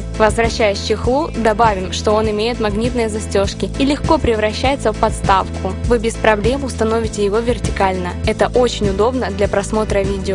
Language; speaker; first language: Russian; native; Russian